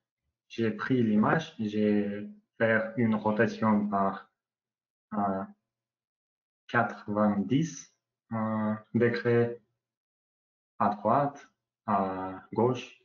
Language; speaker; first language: French; non-native, learner; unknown